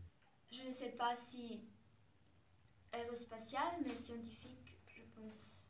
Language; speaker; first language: French; non-native, learner; German